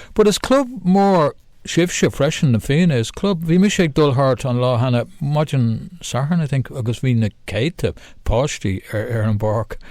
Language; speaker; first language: Irish; non-native, local second language; English